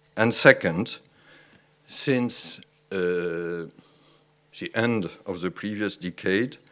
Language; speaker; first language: English; non-native, fluent; French